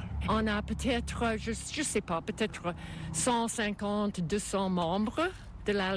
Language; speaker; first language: French; non-native, local second language; English